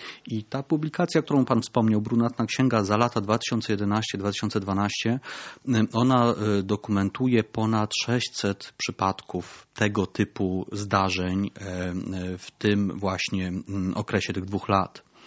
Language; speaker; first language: Polish; native; Polish